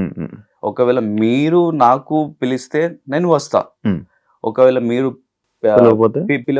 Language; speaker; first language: Telugu; non-native, learner; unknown